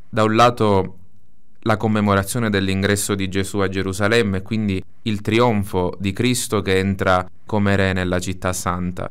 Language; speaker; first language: Italian; native; Italian